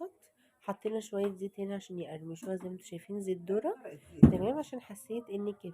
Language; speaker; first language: Arabic; native; Arabic